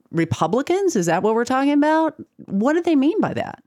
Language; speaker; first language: English; native; English